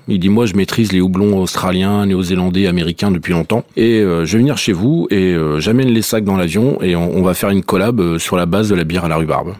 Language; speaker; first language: French; native; French